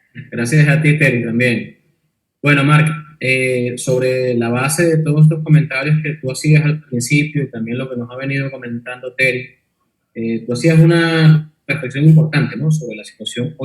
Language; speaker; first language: Spanish; native; Spanish